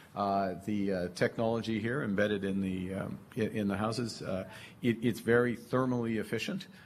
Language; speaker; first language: English; native; English